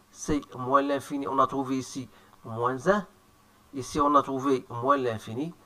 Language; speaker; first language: French; non-native, local second language; Arabic